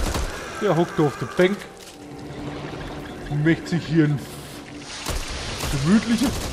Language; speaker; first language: German; native; German